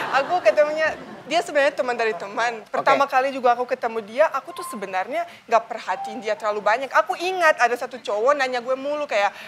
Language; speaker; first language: Indonesian; non-native, fluent; Bosnian